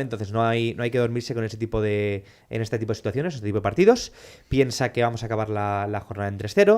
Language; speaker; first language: Spanish; native; Spanish